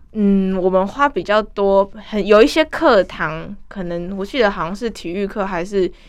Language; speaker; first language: Chinese; native; Chinese